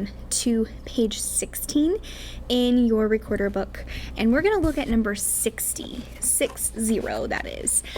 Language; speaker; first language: English; native; English